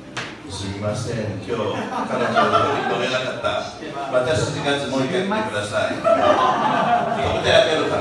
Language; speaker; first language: Japanese; non-native, learner; Chinese